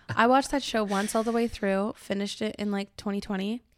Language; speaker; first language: English; native; English